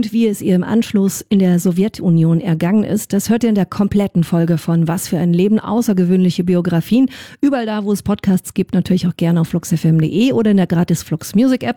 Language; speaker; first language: German; native; German